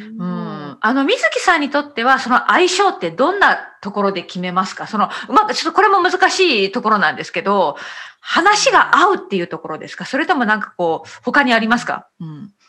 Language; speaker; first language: Japanese; native; Japanese